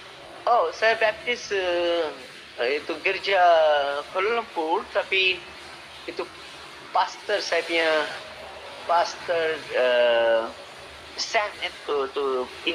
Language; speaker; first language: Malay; non-native, learner; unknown